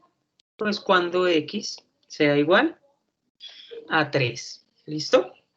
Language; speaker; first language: Spanish; native; Spanish